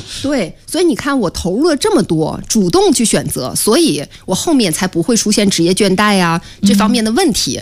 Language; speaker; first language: Chinese; native; Chinese